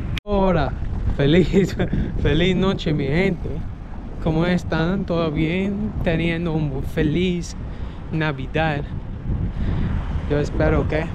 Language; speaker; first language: Spanish; non-native, learner; English